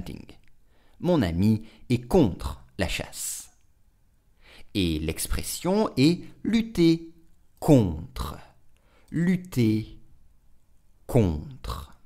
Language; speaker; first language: French; native; French